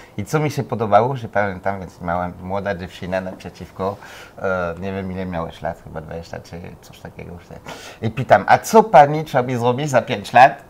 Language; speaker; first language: Polish; non-native, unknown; French